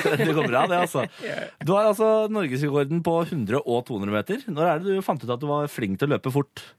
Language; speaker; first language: Norwegian; native; Norwegian